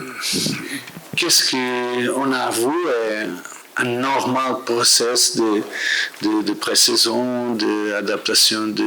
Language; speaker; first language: French; non-native, learner; Portuguese